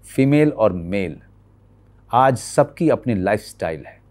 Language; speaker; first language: Hindi; native; Hindi